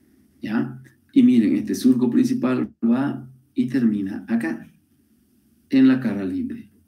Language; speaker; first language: Spanish; native; Spanish